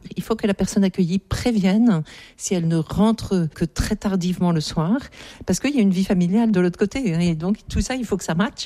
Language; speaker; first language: French; native; French